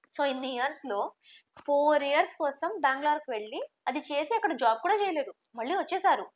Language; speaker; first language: Telugu; non-native, local second language; Tamil